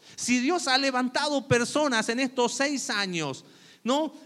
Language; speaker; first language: Spanish; native; Spanish